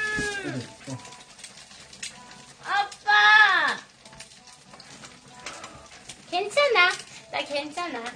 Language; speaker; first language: Korean; non-native, learner; Swedish